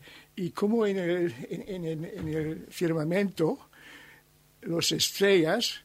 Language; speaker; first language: Spanish; non-native, learner; German